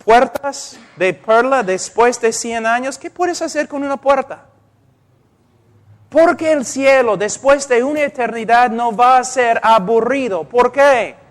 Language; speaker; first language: Spanish; non-native, fluent; English